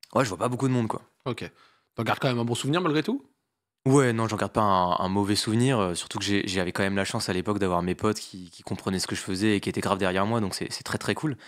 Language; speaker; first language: French; native; French